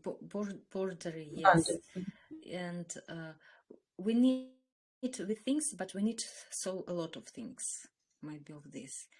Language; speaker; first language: English; non-native, learner; Russian